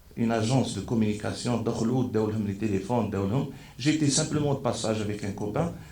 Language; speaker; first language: French; non-native, local second language; Arabic